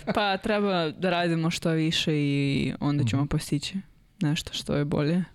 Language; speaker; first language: Serbian; non-native, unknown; Russian